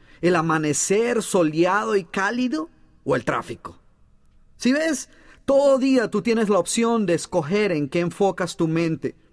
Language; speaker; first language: Spanish; native; Spanish